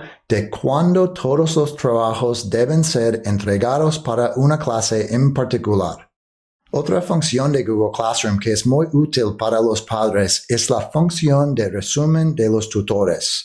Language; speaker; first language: Spanish; non-native, fluent; English